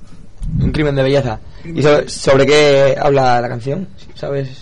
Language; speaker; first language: Spanish; native; Spanish